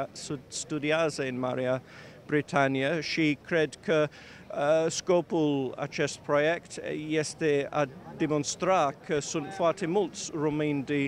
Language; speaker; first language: Romanian; non-native, learner; English